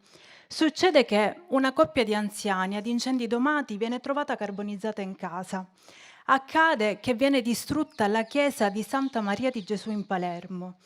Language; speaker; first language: Italian; native; Italian